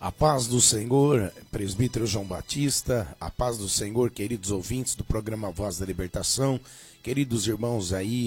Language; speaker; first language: Portuguese; native; Portuguese